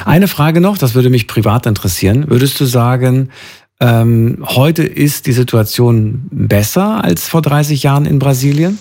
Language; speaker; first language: German; native; German